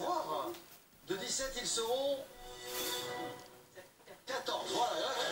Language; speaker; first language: French; native; French